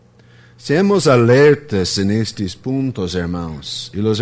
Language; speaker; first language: Spanish; non-native, fluent; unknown